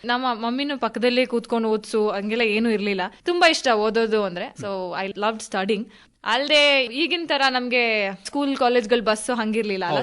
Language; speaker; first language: Kannada; native; Kannada